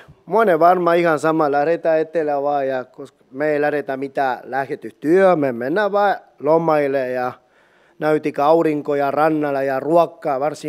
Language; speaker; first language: Finnish; non-native, learner; Spanish